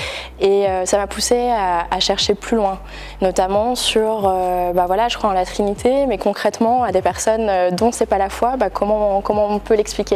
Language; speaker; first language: French; native; French